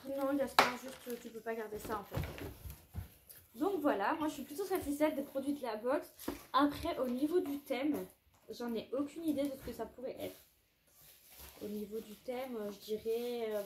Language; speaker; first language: French; native; French